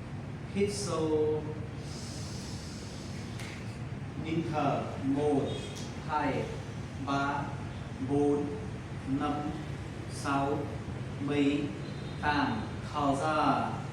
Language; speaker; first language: Vietnamese; non-native, learner; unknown